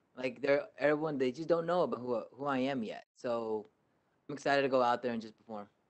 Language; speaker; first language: English; early bilingual, other home language; Spanish